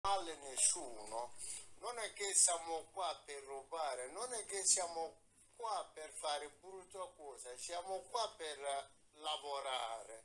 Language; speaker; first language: Italian; non-native, learner; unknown